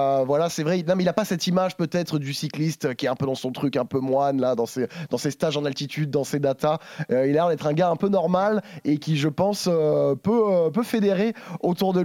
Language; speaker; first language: French; native; French